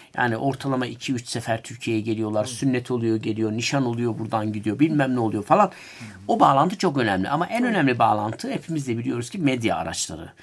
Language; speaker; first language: Turkish; native; Turkish